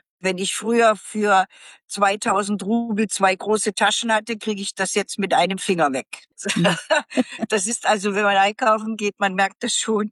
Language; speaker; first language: German; native; German